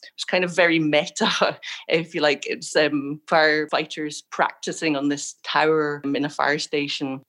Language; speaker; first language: English; native; English